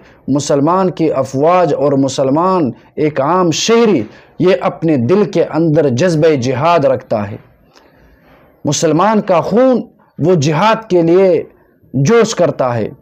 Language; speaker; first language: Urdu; non-native, local second language; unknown